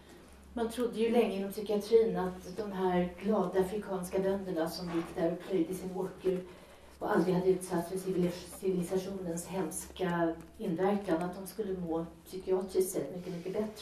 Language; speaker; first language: Swedish; native; Swedish